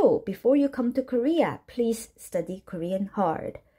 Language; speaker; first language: English; non-native, fluent; Korean